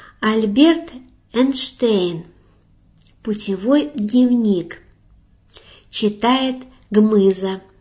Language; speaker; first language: Russian; native; Russian